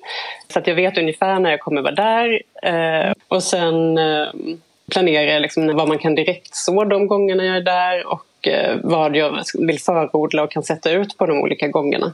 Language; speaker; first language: Swedish; native; Swedish